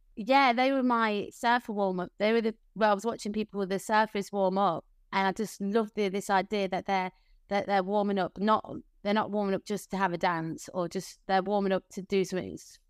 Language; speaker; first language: English; native; English